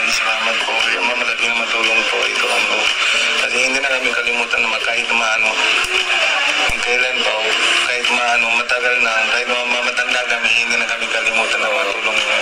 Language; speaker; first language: Filipino; non-native, learner; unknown